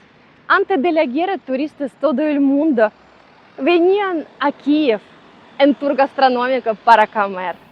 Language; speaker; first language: Spanish; non-native, learner; Ukrainian